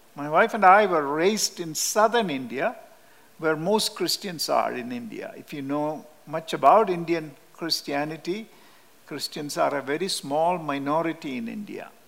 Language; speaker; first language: English; non-native, local second language; Malayalam